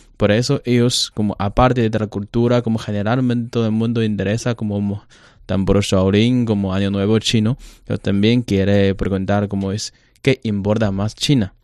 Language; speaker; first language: Spanish; non-native, learner; Chinese